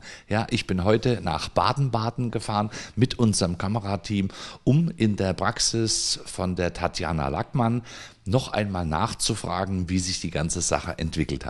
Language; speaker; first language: German; native; German